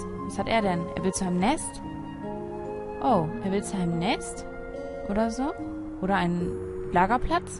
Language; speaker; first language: German; native; German